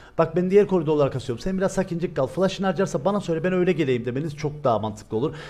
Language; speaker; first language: Turkish; native; Turkish